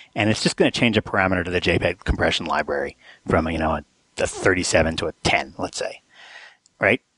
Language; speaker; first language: English; native; English